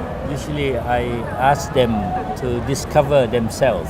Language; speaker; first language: English; non-native, fluent; Thai